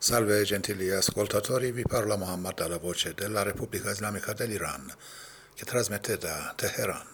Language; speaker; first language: Italian; non-native, fluent; Persian